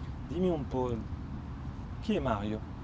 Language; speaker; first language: Italian; non-native, fluent; French